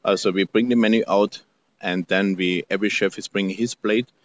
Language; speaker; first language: English; non-native, fluent; German